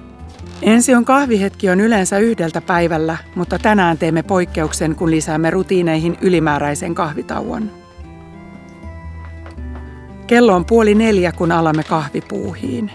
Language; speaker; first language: Finnish; native; Finnish